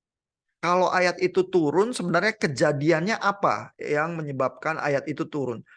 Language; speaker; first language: Indonesian; native; Indonesian